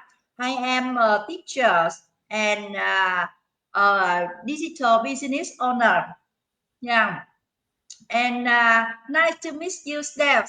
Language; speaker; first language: English; non-native, learner; Vietnamese